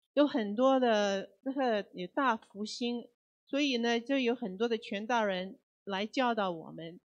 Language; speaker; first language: Chinese; non-native, fluent; Cantonese